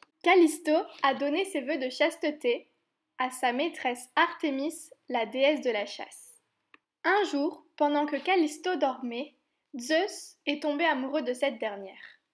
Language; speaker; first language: French; native; French